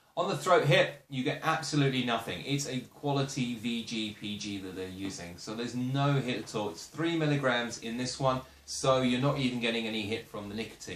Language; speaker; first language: English; native; English